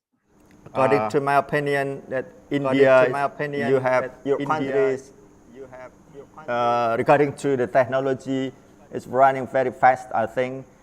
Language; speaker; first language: English; non-native, learner; Indonesian